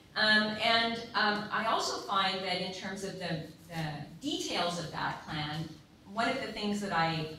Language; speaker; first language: English; native; English